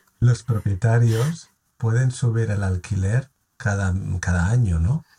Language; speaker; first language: Spanish; native; Spanish